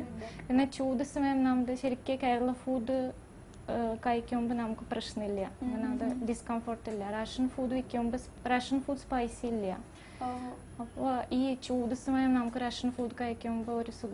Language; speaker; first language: Malayalam; non-native, fluent; Russian